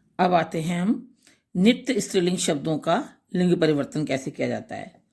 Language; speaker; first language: Hindi; native; Hindi